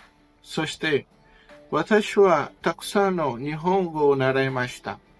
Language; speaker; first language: Japanese; non-native, learner; Portuguese